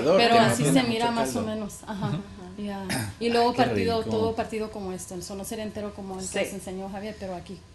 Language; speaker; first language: Spanish; early bilingual, heritage; Spanish